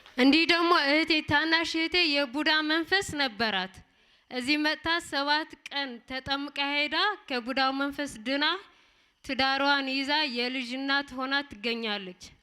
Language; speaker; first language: Amharic; non-native, local second language; Tigrinya